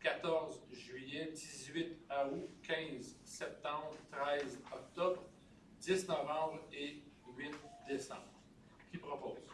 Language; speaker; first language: French; native; French